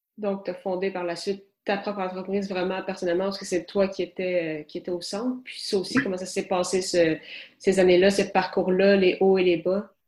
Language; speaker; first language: French; native; French